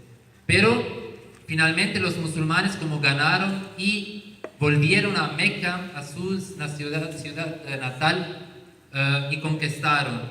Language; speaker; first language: Spanish; non-native, learner; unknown